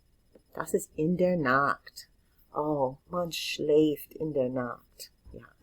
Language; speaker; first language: German; non-native, fluent; English